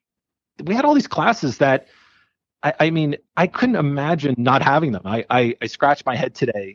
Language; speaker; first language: English; native; English